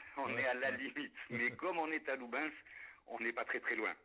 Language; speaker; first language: French; native; French